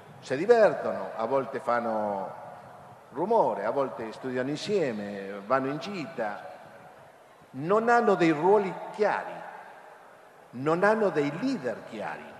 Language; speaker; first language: Italian; non-native, fluent; Spanish